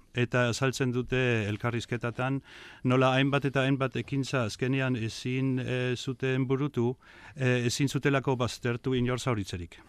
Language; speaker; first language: Basque; non-native, fluent; German